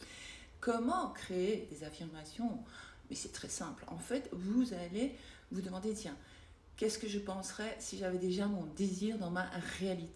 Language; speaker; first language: French; native; French